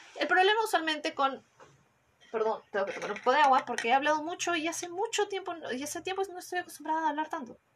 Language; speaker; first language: Spanish; native; Spanish